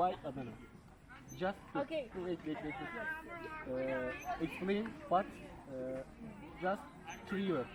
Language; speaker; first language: English; non-native, learner; Turkish